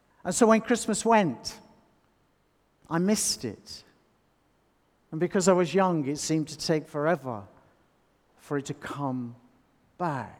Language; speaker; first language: English; native; English